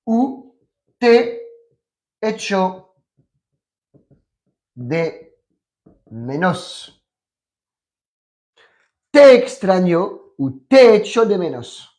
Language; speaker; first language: Spanish; non-native, fluent; French